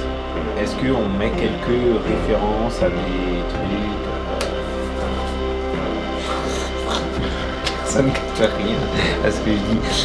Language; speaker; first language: French; native; French